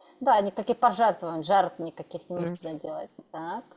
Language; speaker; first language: Russian; native; Russian